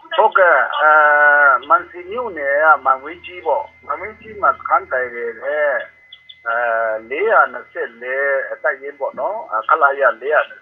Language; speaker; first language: Burmese; non-native, local second language; Kachin